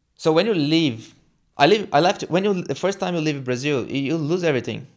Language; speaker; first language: English; non-native, learner; Portuguese